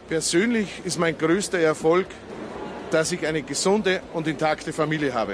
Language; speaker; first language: German; native; German